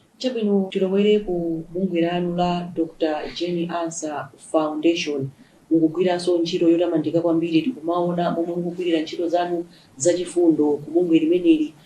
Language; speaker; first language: Nyanja; native; Nyanja